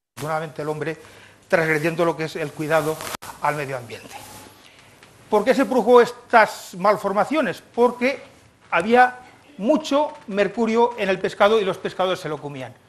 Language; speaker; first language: Spanish; native; Spanish